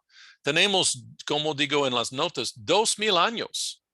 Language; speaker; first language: Spanish; non-native, fluent; English